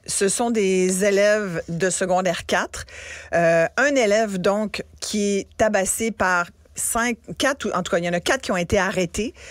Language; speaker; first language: French; native; French